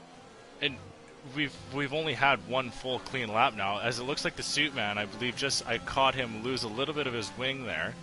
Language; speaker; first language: English; native; English